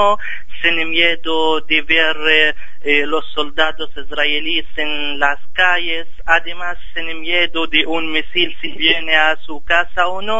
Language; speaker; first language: Spanish; non-native, fluent; Arabic